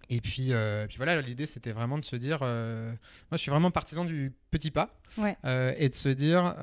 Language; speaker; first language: French; native; French